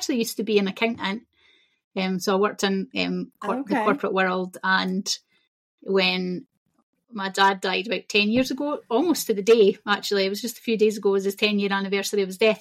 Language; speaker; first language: English; native; English